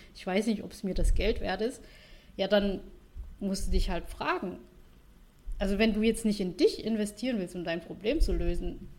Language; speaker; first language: German; non-native, fluent; Vietnamese